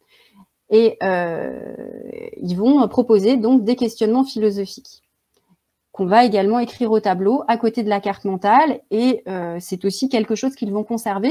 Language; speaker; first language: French; native; French